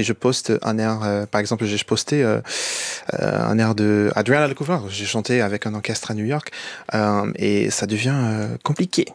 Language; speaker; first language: French; non-native, fluent; English